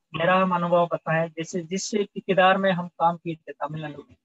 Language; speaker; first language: Hindi; native; Hindi